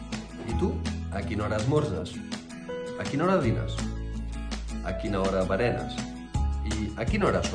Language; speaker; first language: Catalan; non-native, fluent; Russian